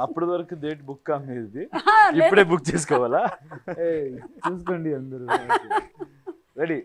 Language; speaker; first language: Telugu; non-native, fluent; Kannada